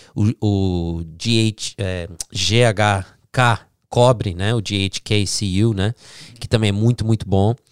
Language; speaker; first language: Portuguese; early bilingual, heritage; English